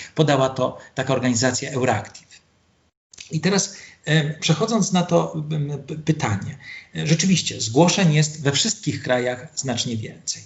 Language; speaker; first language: Polish; native; Polish